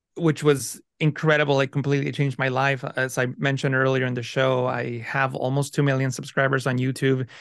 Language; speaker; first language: English; early bilingual, other home language; Spanish